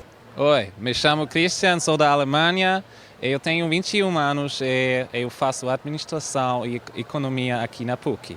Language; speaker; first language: Portuguese; non-native, fluent; German